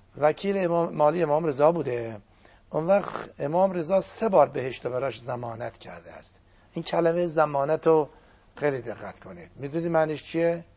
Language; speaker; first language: Persian; non-native, local second language; Azerbaijani